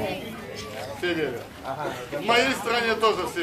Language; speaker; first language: Russian; non-native, local second language; Ukrainian